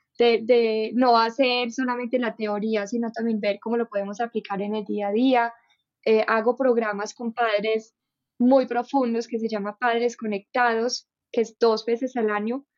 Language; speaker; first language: Spanish; non-native, fluent; German